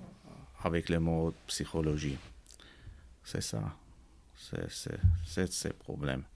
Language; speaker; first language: French; non-native, learner; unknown